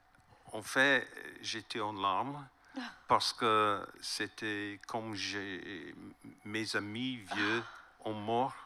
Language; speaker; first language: French; non-native, learner; English